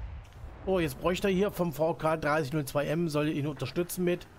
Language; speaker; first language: German; native; German